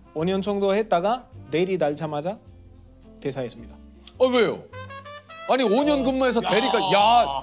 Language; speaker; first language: Korean; non-native, fluent; Spanish